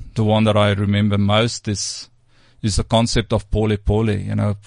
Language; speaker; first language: English; non-native, local second language; Afrikaans